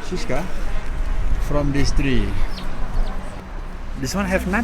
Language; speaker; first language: English; non-native, learner; Malay